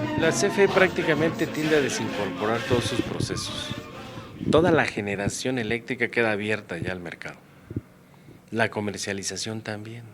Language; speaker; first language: Spanish; native; Spanish